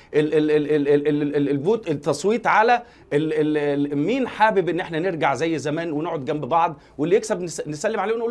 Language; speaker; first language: Arabic; native; Arabic